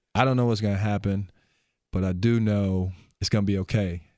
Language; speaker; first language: English; native; English